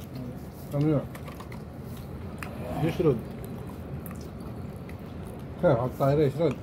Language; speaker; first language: Arabic; non-native, learner; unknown